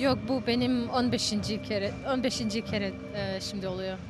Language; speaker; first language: Turkish; non-native, fluent; Bosnian